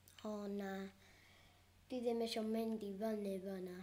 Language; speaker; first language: Welsh; non-native, local second language; English